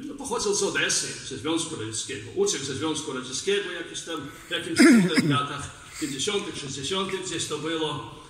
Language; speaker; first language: Polish; non-native, fluent; Belarusian